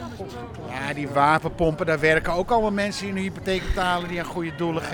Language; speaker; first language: Dutch; native; Dutch